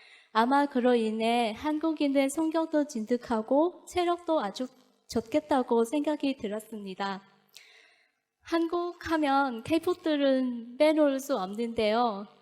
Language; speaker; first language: Korean; non-native, fluent; Vietnamese